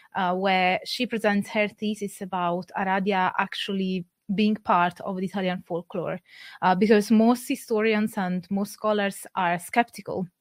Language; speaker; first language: English; non-native, fluent; Italian